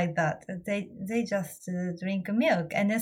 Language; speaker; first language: English; non-native, fluent; Japanese